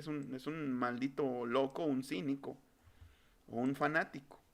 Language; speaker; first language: Spanish; native; Spanish